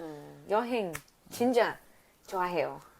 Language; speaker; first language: Korean; non-native, learner; English